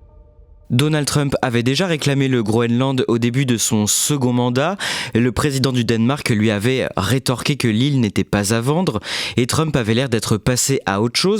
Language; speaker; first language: French; native; French